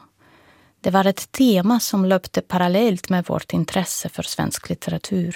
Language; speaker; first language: Swedish; non-native, fluent; Russian